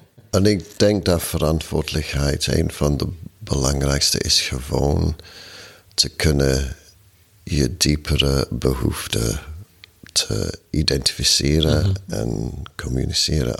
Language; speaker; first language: Dutch; non-native, fluent; English